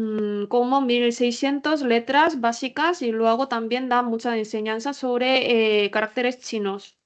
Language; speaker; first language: Spanish; non-native, learner; Korean